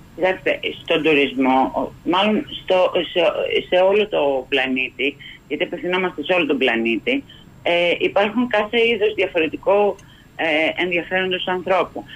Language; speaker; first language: Greek; native; Greek